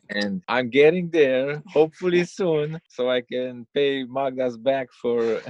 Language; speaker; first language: English; non-native, fluent; Romanian